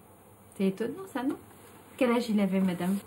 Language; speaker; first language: French; native; French